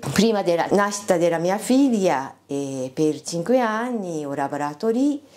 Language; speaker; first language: Italian; non-native, fluent; Japanese